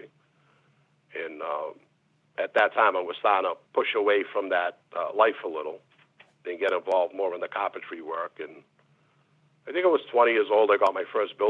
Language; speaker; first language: English; native; English